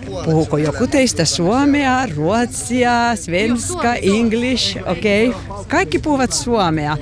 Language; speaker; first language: Finnish; non-native, local second language; Swedish